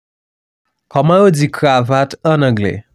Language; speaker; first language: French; non-native, local second language; Haitian Creole